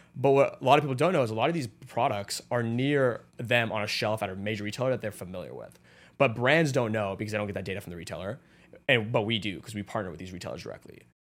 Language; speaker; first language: English; native; English